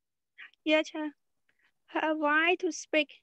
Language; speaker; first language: English; non-native, learner; Khmer